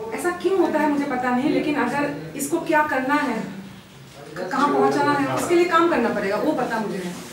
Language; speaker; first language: Hindi; non-native, local second language; Assamese